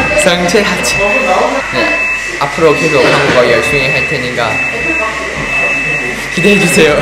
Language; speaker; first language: Korean; non-native, learner; Thai